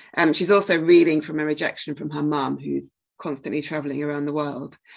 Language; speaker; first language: English; native; English